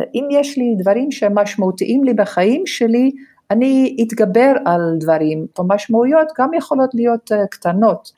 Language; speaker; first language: Hebrew; non-native, fluent; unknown